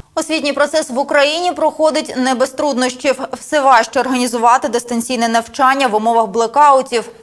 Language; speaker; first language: Ukrainian; native; Ukrainian